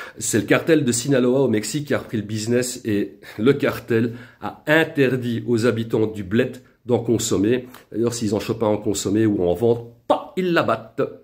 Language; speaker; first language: French; native; French